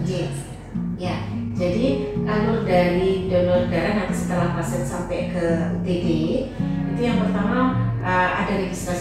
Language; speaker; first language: Indonesian; native; Indonesian